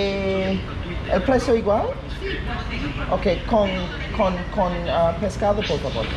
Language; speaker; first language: Spanish; non-native, learner; English